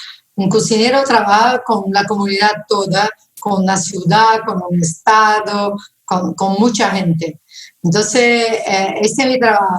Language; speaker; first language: Spanish; non-native, fluent; Portuguese